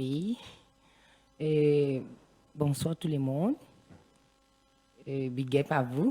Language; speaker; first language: French; non-native, learner; Morisyen